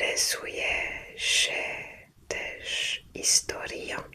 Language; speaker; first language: Polish; non-native, learner; French